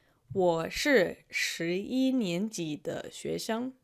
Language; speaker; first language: Chinese; non-native, fluent; English